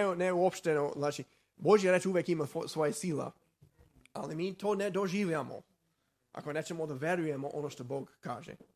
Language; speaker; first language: Serbian; non-native, fluent; Slovak